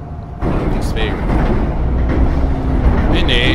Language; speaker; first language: German; native; German